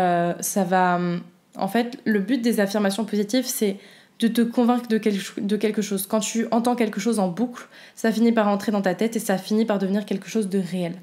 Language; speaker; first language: French; native; French